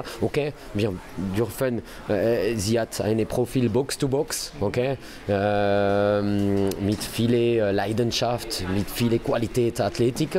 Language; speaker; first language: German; non-native, learner; French